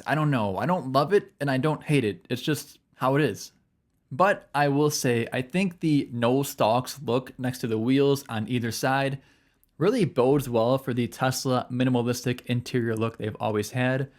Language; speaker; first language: English; native; English